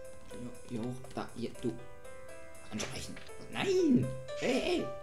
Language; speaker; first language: German; native; German